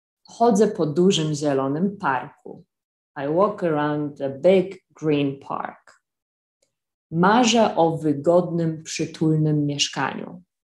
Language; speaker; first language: Polish; native; Polish